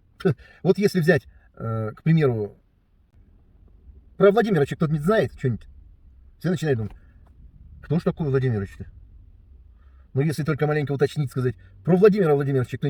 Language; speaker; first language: Russian; native; Russian